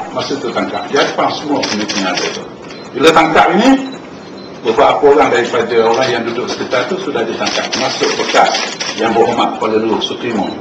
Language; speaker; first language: Malay; native; Malay